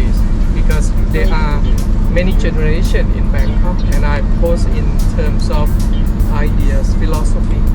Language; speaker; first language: English; non-native, learner; Thai